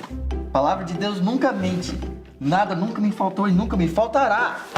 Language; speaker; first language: Portuguese; non-native, fluent; English